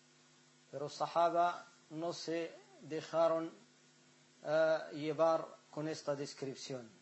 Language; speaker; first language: Spanish; non-native, fluent; Arabic